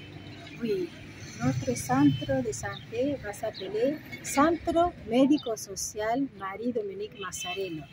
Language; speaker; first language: French; non-native, fluent; Spanish